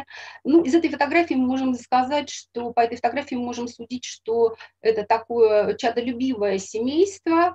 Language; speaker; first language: Russian; native; Russian